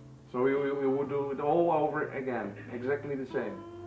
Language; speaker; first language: English; non-native, fluent; Dutch